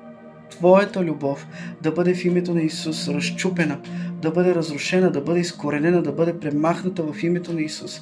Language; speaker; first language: Bulgarian; native; Bulgarian